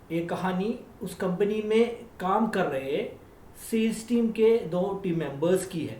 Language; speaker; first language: Hindi; non-native, local second language; Malayalam